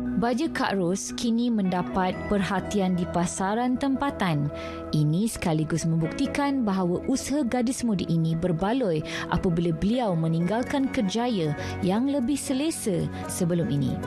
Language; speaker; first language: Malay; native; Malay